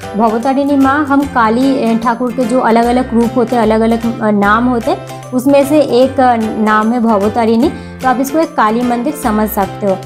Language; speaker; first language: Hindi; non-native, local second language; Bangla